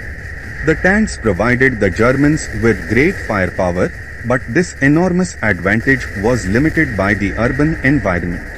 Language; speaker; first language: English; non-native, fluent; Portuguese